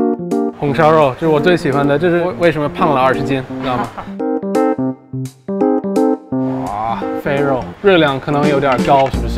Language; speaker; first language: Chinese; non-native, fluent; English